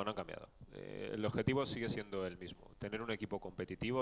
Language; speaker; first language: Spanish; native; Spanish